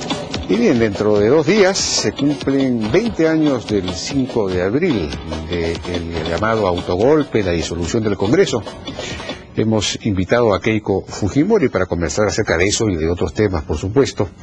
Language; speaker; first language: Spanish; native; Spanish